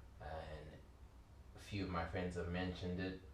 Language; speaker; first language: English; early bilingual, other home language; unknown